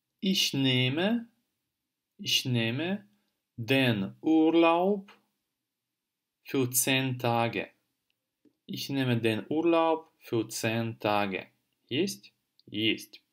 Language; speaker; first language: German; non-native, fluent; Russian